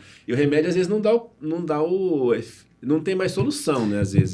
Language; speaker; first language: Portuguese; native; Portuguese